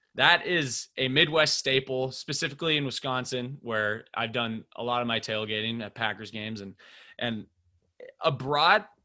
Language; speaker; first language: English; native; English